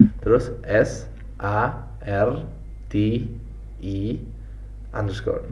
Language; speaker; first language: Indonesian; non-native, fluent; Italian